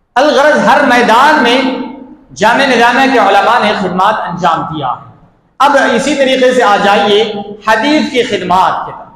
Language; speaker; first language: Urdu; native; Urdu